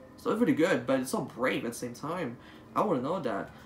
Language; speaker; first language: English; native; English